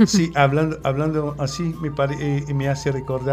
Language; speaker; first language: Spanish; non-native, fluent; French